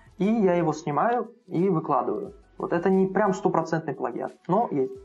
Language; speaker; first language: Russian; non-native, local second language; Uzbek